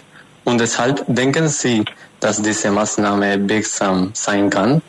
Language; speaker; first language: German; non-native, fluent; Spanish